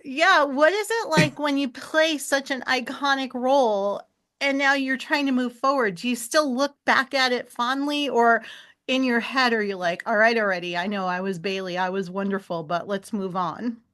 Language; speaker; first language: English; native; English